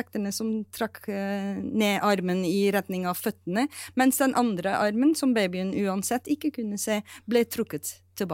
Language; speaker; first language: Norwegian; non-native, fluent; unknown